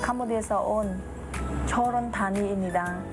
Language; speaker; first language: Korean; non-native, learner; Khmer